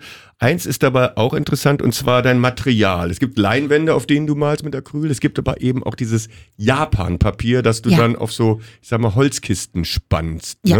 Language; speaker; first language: German; native; German